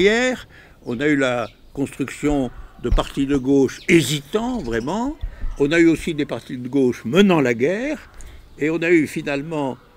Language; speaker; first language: French; native; French